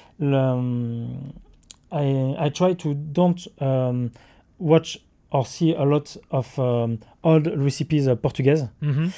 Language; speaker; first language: English; non-native, learner; French